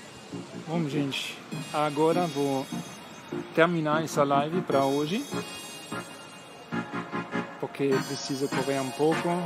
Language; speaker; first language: Portuguese; non-native, fluent; German